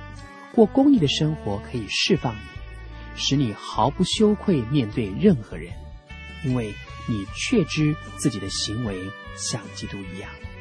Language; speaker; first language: Chinese; native; Chinese